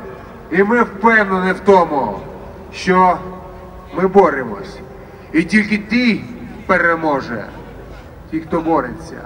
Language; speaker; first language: Ukrainian; non-native, local second language; Russian